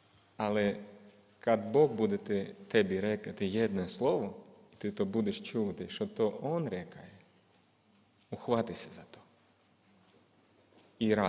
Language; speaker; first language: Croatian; non-native, learner; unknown